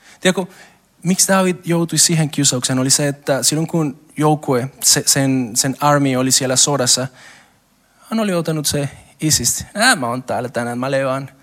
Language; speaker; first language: Finnish; non-native, learner; Spanish